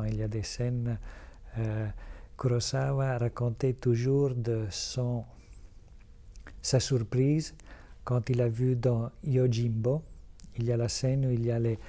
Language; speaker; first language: French; non-native, fluent; Italian